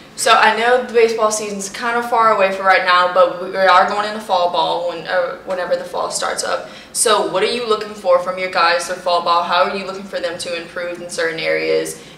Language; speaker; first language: English; native; English